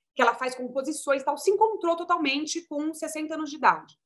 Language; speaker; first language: Portuguese; native; Portuguese